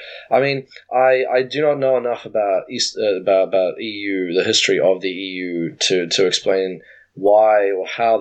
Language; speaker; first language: English; native; English